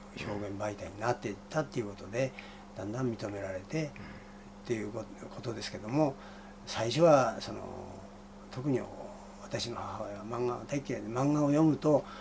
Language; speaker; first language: Japanese; native; Japanese